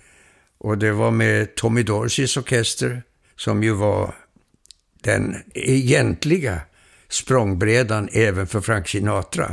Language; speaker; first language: Swedish; early bilingual, heritage; Swedish